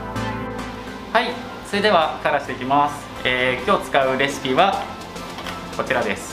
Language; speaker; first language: Japanese; native; Japanese